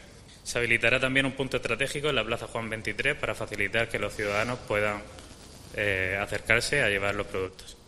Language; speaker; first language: Spanish; native; Spanish